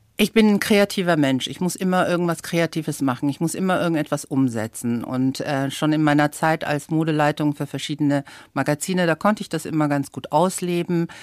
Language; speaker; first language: German; early bilingual, other home language; English